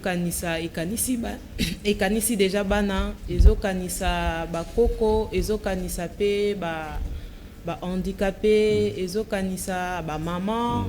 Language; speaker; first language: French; non-native, local second language; Lingala